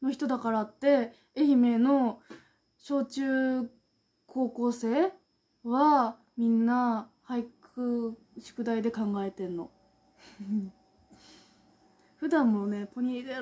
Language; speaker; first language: Japanese; native; Japanese